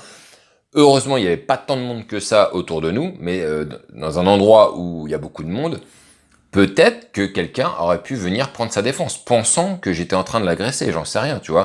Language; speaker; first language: French; native; French